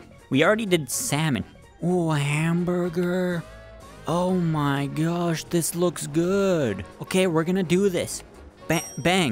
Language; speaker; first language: English; native; English